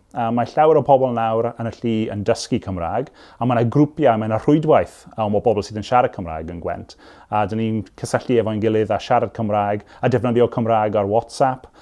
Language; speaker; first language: Welsh; non-native, local second language; English